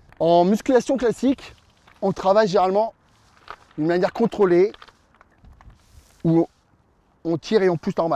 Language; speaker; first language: French; native; French